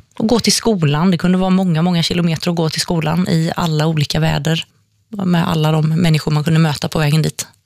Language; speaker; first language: Swedish; native; Swedish